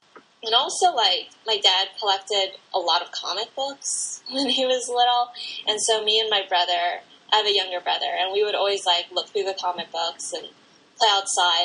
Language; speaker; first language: English; native; English